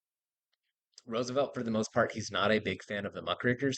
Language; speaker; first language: English; native; English